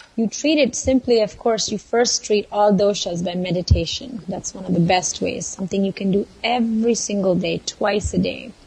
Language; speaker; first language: English; non-native, local second language; Kannada